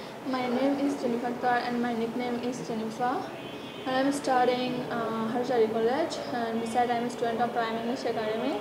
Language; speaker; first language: English; non-native, learner; Bangla